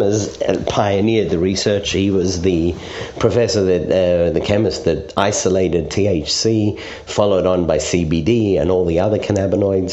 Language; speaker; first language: English; native; English